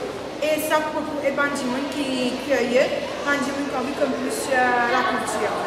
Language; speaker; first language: French; non-native, local second language; Morisyen